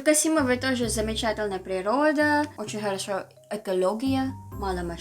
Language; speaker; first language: Russian; non-native, learner; Filipino